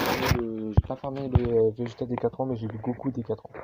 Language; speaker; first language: French; native; French